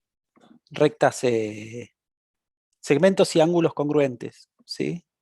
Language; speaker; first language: Spanish; native; Spanish